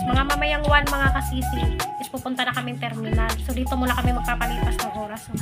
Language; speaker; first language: Filipino; non-native, local second language; Cebuano